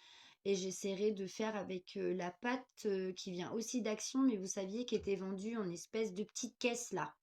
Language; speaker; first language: French; native; French